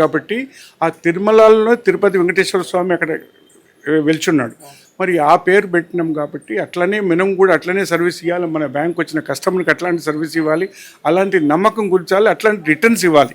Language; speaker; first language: Telugu; native; Telugu